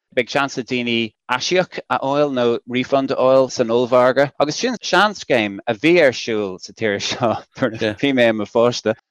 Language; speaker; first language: Irish; non-native, local second language; English